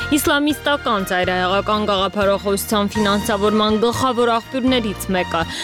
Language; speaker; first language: Armenian; native; Armenian